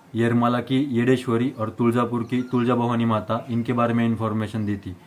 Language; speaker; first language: Hindi; non-native, local second language; Marathi